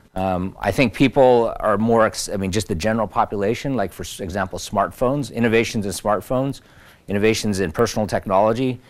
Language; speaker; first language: English; native; English